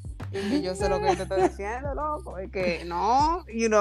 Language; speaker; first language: Spanish; early bilingual, heritage; Spanish